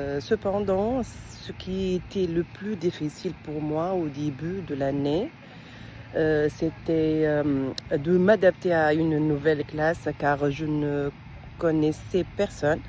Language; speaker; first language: French; non-native, local second language; Arabic